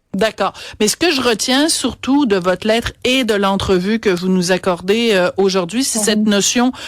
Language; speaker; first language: French; native; French